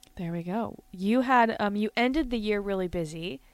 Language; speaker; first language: English; native; English